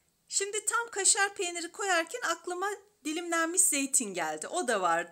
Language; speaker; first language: Turkish; native; Turkish